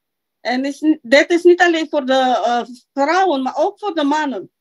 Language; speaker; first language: Dutch; non-native, local second language; Papiamento